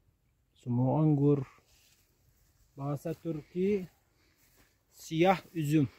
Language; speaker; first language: Indonesian; non-native, learner; Turkish